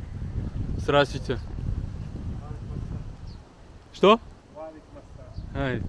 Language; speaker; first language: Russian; non-native, learner; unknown